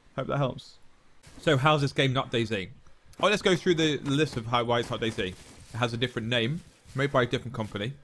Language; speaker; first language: English; native; English